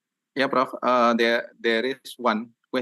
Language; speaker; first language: English; non-native, learner; Indonesian